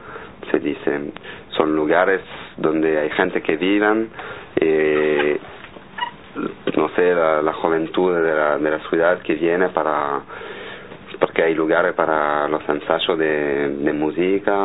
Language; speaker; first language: Spanish; non-native, fluent; French